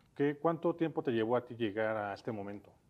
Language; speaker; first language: Spanish; native; Spanish